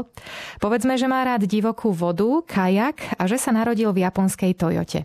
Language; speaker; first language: Slovak; native; Slovak